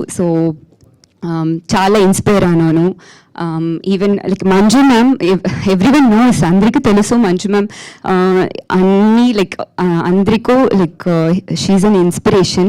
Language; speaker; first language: Telugu; non-native, fluent; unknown